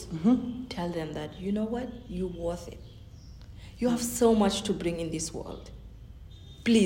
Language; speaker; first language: English; non-native, fluent; Fula